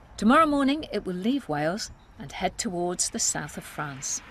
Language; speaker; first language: English; native; English